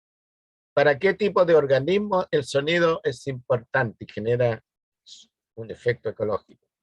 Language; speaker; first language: Spanish; native; Spanish